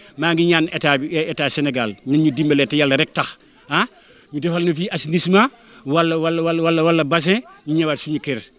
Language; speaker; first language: Wolof; non-native, local second language; Fula